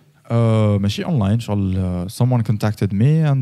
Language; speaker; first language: English; non-native, fluent; Arabic